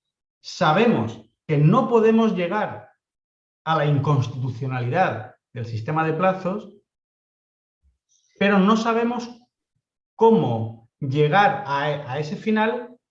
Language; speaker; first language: Spanish; native; Spanish